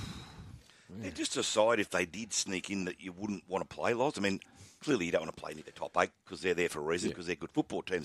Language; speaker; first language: English; native; English